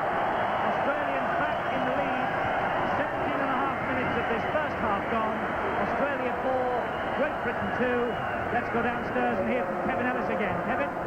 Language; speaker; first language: English; native; English